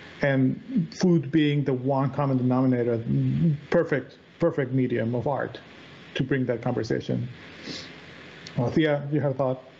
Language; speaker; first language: English; native; English